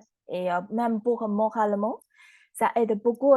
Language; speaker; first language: French; non-native, fluent; Chinese